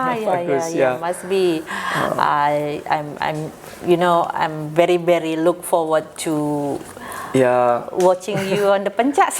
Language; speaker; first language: English; non-native, fluent; Indonesian